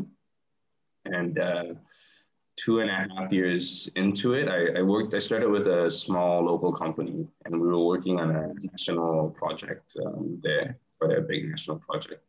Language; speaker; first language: English; non-native, local second language; Chinese